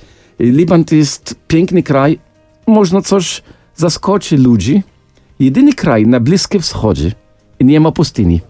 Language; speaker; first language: Polish; non-native, fluent; Arabic